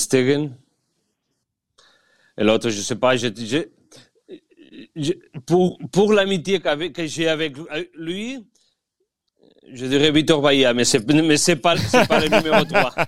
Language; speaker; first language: French; non-native, learner; Catalan